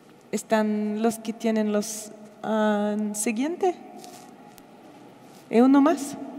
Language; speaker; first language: Spanish; non-native, learner; English